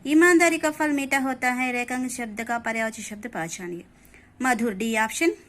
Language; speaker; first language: Hindi; non-native, local second language; Telugu